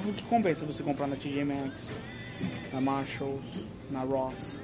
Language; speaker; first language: Portuguese; native; Portuguese